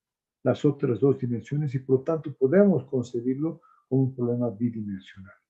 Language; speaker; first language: Spanish; native; Spanish